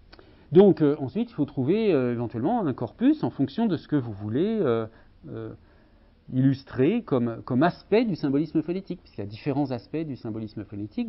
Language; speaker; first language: French; native; French